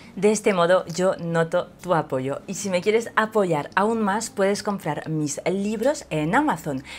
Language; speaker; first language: Spanish; non-native, fluent; French